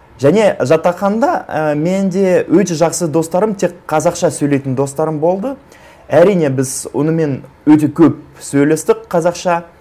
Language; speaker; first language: Kazakh; non-native, local second language; Russian